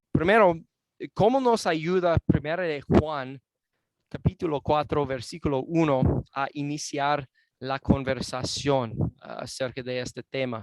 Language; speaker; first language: Spanish; non-native, fluent; English